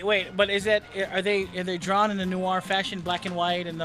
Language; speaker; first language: English; native; English